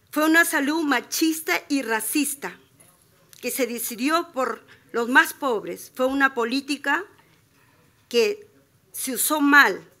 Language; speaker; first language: Spanish; native; Spanish